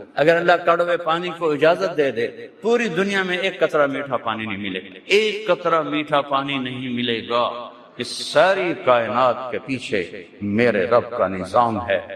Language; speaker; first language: Urdu; non-native, local second language; Punjabi